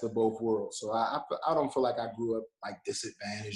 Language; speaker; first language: English; native; English